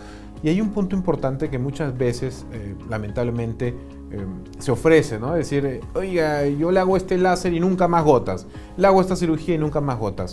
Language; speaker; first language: Spanish; native; Spanish